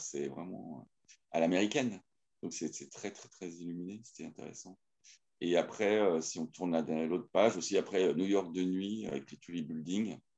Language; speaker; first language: French; native; French